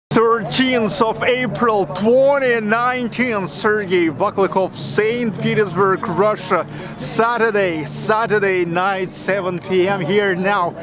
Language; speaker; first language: English; non-native, learner; Russian